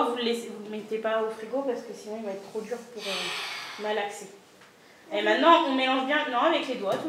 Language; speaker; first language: French; native; French